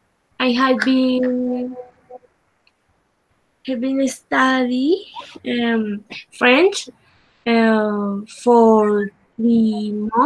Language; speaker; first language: English; non-native, learner; Spanish